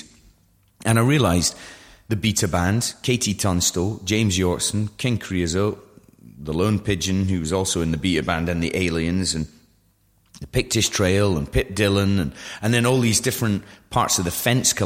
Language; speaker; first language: English; native; English